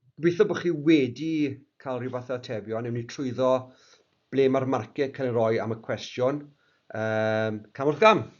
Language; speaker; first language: Welsh; native; Welsh